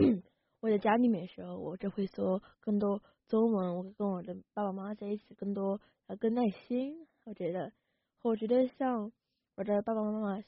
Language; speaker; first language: Chinese; early bilingual, heritage; Chinese